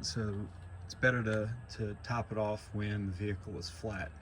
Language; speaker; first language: English; native; English